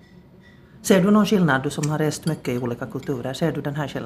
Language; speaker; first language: Swedish; native; Swedish